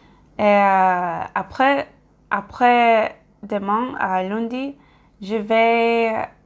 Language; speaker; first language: French; non-native, learner; English